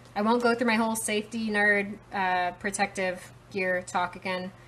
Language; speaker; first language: English; native; English